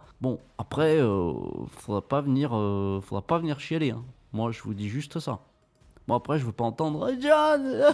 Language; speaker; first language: French; native; French